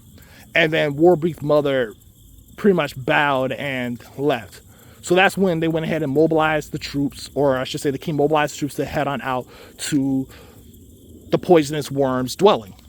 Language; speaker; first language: English; native; English